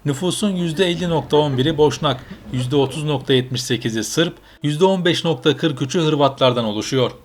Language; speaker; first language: Turkish; native; Turkish